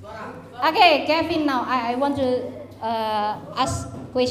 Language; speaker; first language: English; non-native, fluent; Indonesian